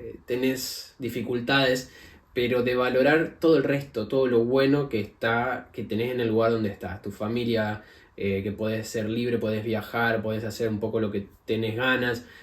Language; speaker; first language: Spanish; native; Spanish